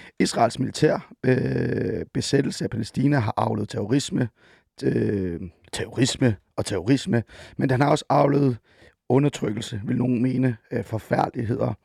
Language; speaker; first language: Danish; early bilingual, other home language; Persian